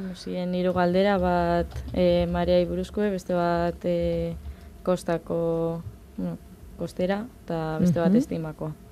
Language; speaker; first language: Basque; native; Basque